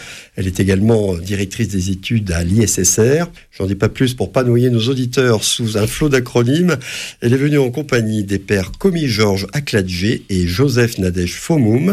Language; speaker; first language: French; native; French